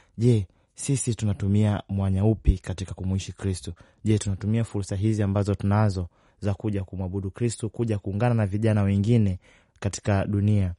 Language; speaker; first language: Swahili; native; Swahili